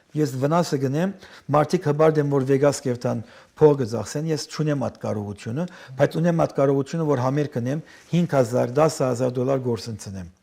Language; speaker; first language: Armenian; early bilingual, heritage; Armenian